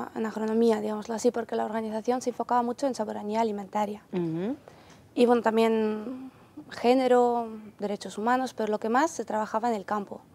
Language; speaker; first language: Spanish; non-native, fluent; Ukrainian